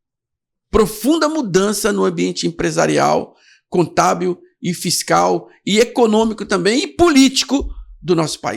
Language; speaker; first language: Portuguese; native; Portuguese